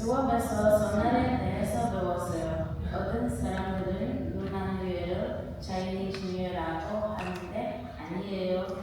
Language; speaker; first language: Korean; non-native, learner; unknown